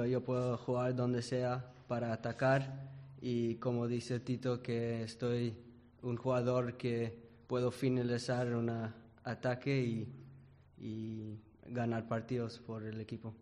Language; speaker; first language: Spanish; early bilingual, heritage; English